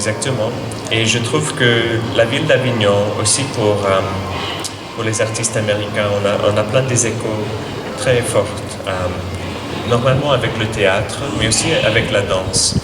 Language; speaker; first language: French; non-native, fluent; English